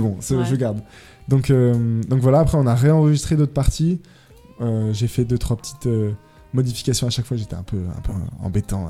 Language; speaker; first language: French; native; French